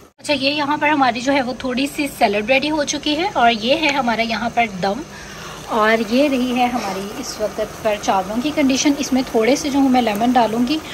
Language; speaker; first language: Urdu; native; Urdu